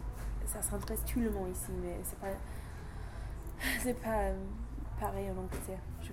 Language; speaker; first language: French; non-native, learner; English